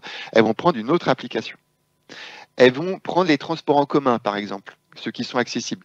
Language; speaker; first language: French; native; French